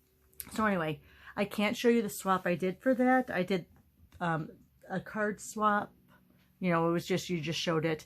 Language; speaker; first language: English; native; English